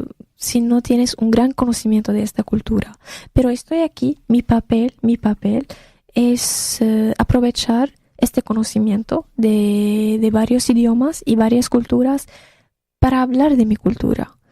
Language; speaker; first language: Spanish; non-native, fluent; Arabic